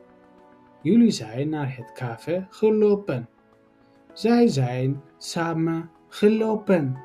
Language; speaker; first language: Dutch; non-native, learner; Tigrinya